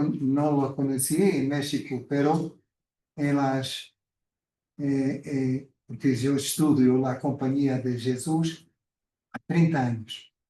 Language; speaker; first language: Spanish; non-native, fluent; Portuguese